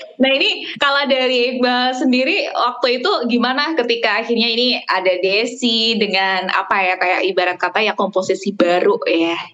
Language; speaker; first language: Indonesian; native; Indonesian